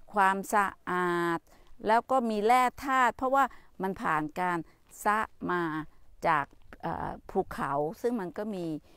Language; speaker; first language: Thai; native; Thai